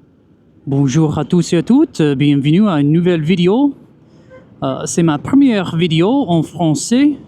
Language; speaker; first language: French; non-native, fluent; English